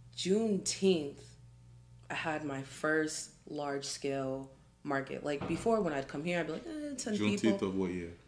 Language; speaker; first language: English; native; English